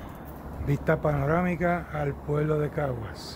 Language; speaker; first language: Spanish; native; Spanish